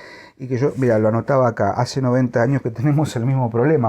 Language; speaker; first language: Spanish; native; Spanish